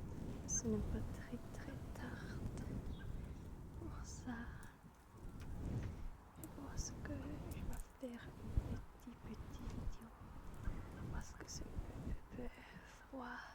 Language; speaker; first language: French; non-native, learner; German